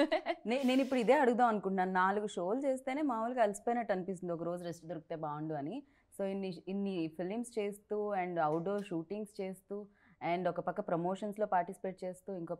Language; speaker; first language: Telugu; native; Telugu